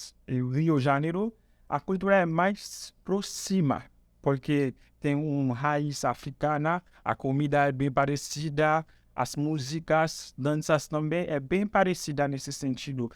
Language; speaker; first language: Portuguese; non-native, fluent; Haitian Creole